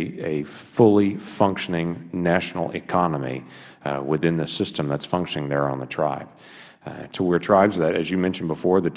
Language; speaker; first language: English; native; English